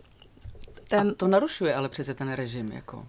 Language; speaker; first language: Czech; native; Czech